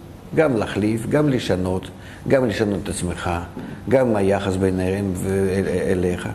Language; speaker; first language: Hebrew; non-native, fluent; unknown